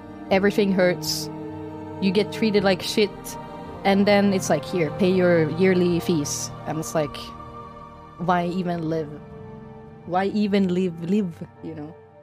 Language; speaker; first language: English; non-native, fluent; Swedish